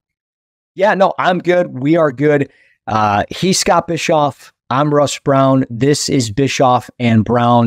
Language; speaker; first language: English; native; English